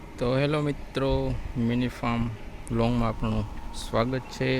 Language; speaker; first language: Gujarati; native; Gujarati